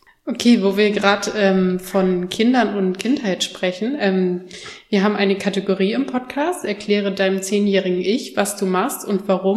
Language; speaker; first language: German; native; German